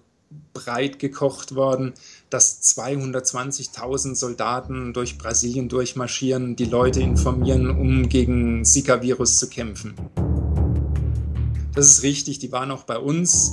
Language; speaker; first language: German; native; German